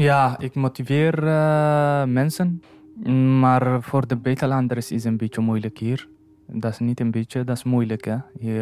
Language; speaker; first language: Dutch; non-native, learner; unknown